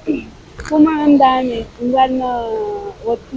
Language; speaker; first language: French; non-native, learner; Haitian Creole